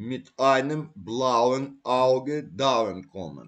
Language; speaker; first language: German; non-native, learner; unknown